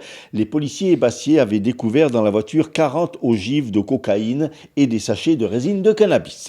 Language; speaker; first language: French; native; French